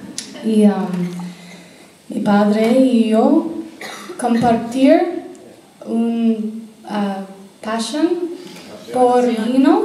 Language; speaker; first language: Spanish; non-native, learner; English